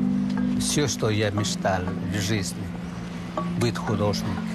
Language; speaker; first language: Russian; non-native, fluent; Chinese